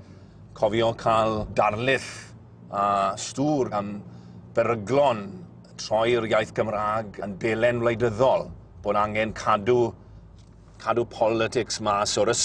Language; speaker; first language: Welsh; native; Welsh